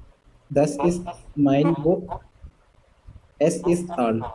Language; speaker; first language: German; non-native, learner; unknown